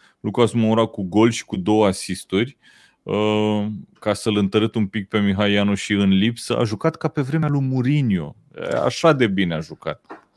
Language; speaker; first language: Romanian; native; Romanian